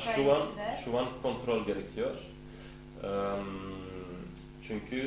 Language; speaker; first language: Turkish; non-native, learner; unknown